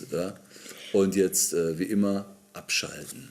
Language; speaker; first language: German; native; German